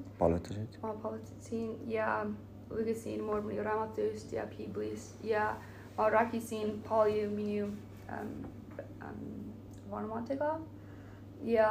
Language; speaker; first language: Estonian; non-native, learner; Finnish